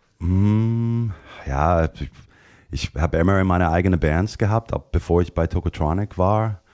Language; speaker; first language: German; non-native, fluent; English